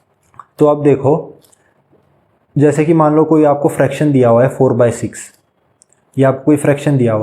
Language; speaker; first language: Hindi; native; Hindi